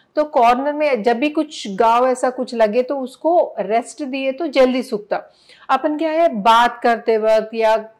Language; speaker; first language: Hindi; non-native, local second language; Telugu